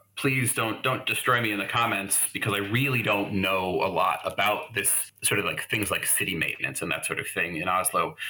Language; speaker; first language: English; native; English